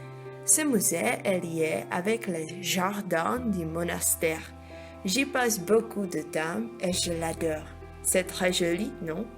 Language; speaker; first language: French; non-native, fluent; Czech